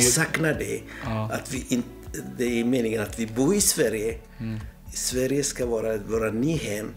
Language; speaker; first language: Swedish; non-native, fluent; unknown